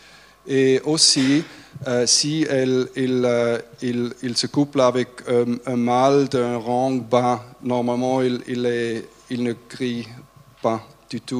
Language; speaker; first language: French; non-native, fluent; German